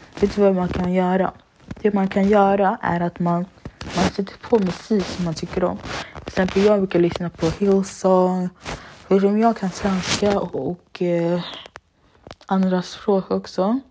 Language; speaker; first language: Swedish; early bilingual, other home language; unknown